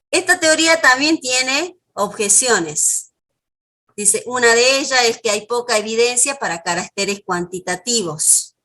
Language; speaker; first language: Spanish; native; Spanish